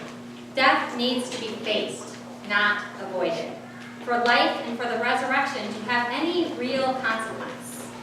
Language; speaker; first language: English; native; English